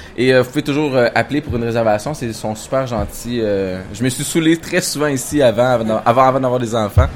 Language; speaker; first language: French; native; French